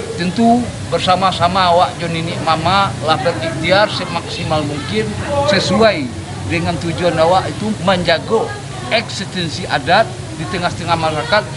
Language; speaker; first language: Indonesian; non-native, local second language; Minangkabau